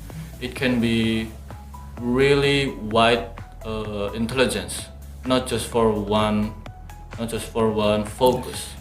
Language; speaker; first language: English; non-native, learner; Indonesian